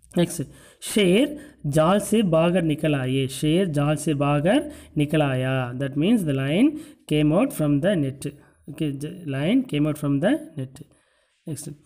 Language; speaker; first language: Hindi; non-native, local second language; Tamil